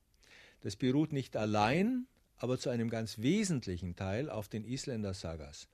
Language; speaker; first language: German; native; German